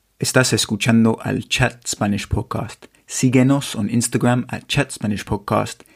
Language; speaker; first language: Spanish; non-native, fluent; English